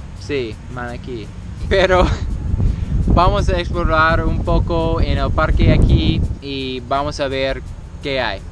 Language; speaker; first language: Spanish; non-native, learner; English